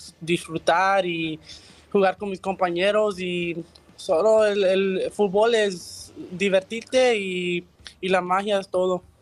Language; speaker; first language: Spanish; early bilingual, heritage; Spanish